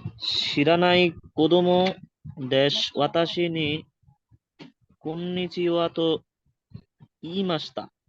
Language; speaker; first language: Japanese; non-native, learner; Bangla